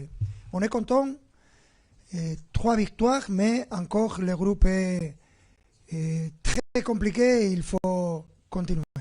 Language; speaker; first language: French; non-native, fluent; Spanish